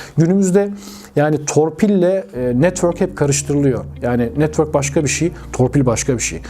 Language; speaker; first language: Turkish; native; Turkish